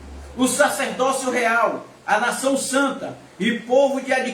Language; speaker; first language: Portuguese; native; Portuguese